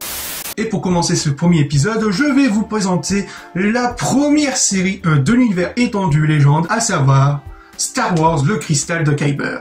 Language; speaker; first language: French; native; French